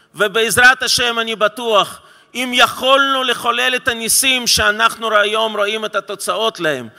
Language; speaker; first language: Hebrew; non-native, fluent; Russian